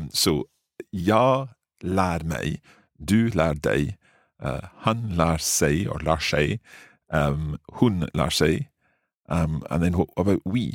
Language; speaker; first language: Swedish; non-native, learner; English